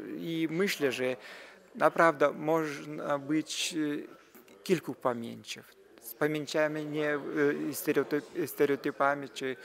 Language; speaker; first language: Polish; non-native, fluent; Lithuanian